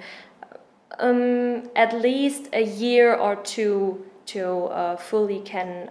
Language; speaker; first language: English; non-native, fluent; German